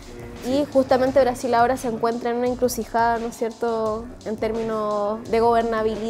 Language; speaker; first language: Spanish; native; Spanish